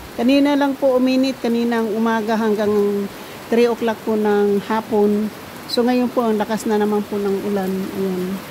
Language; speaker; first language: Filipino; non-native, local second language; Cebuano